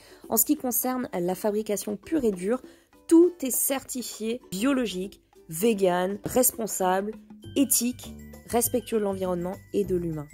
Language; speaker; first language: French; native; French